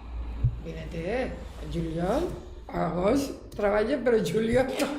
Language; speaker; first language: Catalan; non-native, local second language; Spanish